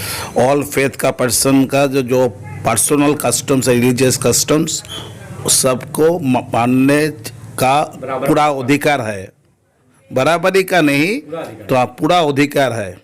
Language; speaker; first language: Hindi; non-native, local second language; Bangla